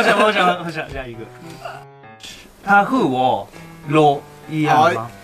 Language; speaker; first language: Chinese; non-native, learner; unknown